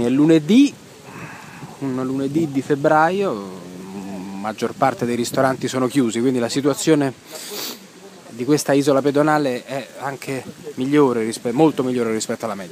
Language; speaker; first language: Italian; native; Italian